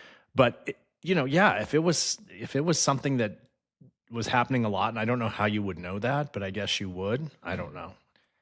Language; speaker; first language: English; native; English